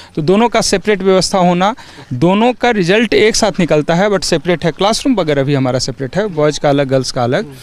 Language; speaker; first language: Hindi; native; Hindi